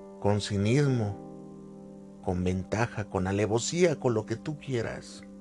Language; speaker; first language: Spanish; native; Spanish